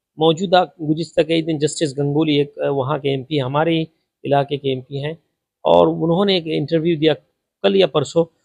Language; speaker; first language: Urdu; non-native, local second language; Bangla